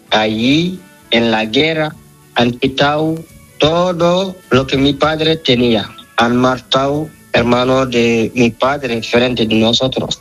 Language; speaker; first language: Spanish; non-native, learner; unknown